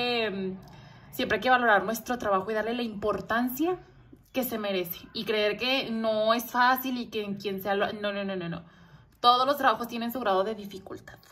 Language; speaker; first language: Spanish; native; Spanish